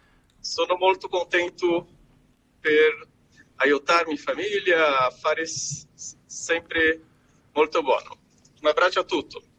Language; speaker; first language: Italian; non-native, fluent; Portuguese